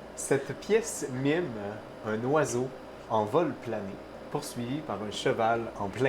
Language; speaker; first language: French; native; French